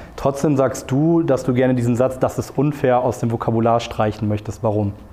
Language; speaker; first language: German; native; German